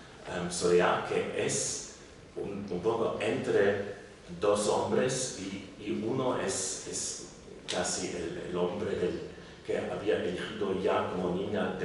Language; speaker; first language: Spanish; non-native, learner; German